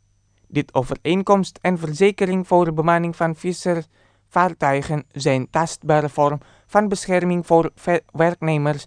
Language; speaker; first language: Dutch; non-native, fluent; Indonesian